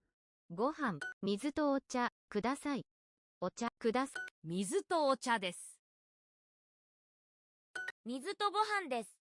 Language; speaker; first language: Japanese; non-native, learner; English